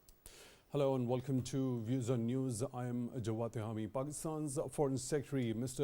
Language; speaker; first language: English; non-native, local second language; Urdu